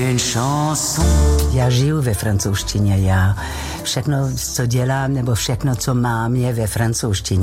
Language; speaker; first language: Czech; non-native, fluent; French